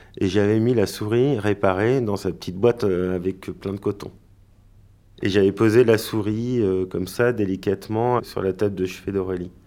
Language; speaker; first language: French; native; French